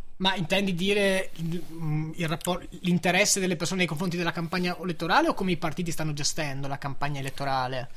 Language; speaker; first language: Italian; native; Italian